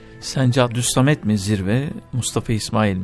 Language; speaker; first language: Turkish; native; Turkish